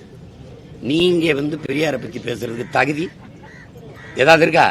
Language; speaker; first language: Tamil; native; Tamil